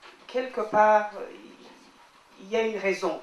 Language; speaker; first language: French; non-native, local second language; Kinyarwanda